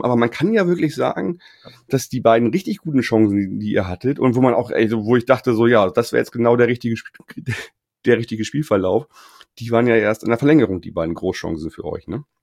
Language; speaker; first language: German; native; German